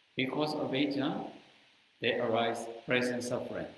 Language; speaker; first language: English; non-native, learner; Burmese